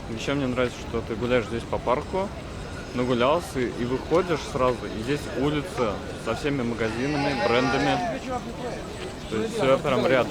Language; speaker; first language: Russian; native; Russian